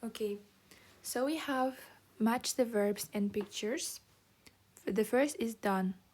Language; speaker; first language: English; non-native, fluent; Kazakh